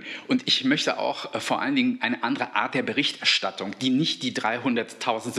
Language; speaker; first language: German; native; German